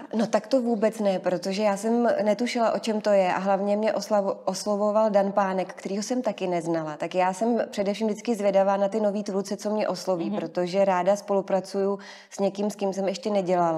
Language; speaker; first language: Czech; native; Czech